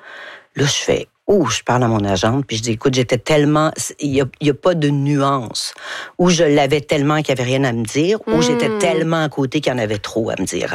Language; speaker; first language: French; native; French